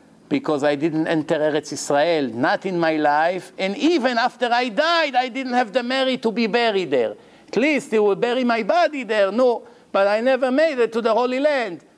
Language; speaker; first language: English; non-native, fluent; Hebrew